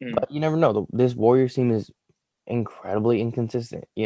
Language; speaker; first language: English; native; English